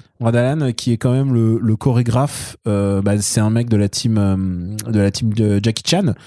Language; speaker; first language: French; early bilingual, other home language; Russian